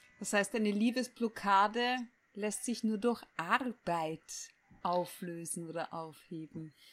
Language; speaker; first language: German; native; German